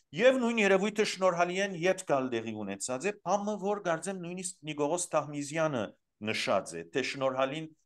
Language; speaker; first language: Armenian; early bilingual, heritage; Armenian